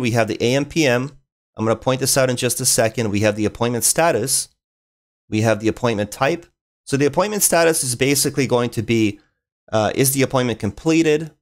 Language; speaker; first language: English; native; English